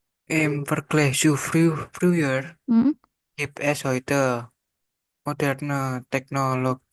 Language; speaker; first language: German; non-native, learner; Indonesian